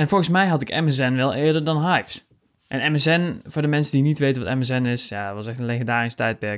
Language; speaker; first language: Dutch; native; Dutch